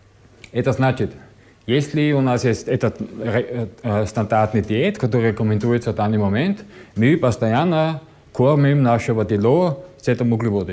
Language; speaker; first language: Russian; non-native, learner; German